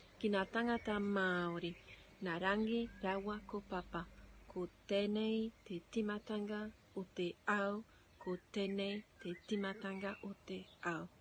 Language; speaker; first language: Māori; non-native, learner; Spanish